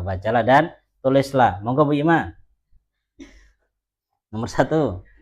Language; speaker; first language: Indonesian; native; Indonesian